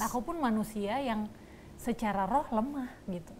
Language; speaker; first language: Indonesian; native; Indonesian